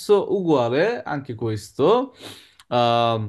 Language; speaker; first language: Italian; non-native, fluent; Bangla